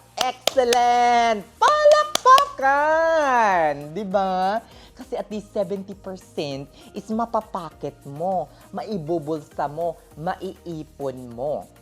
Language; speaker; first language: Filipino; native; Filipino